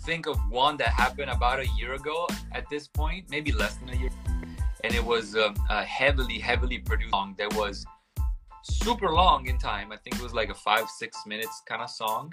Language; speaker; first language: English; non-native, fluent; Italian